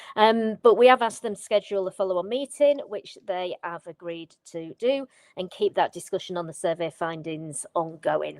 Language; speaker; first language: English; native; English